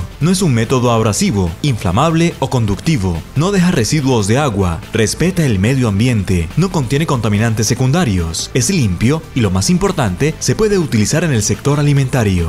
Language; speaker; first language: Spanish; native; Spanish